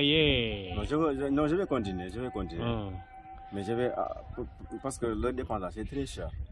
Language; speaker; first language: French; non-native, local second language; Wolof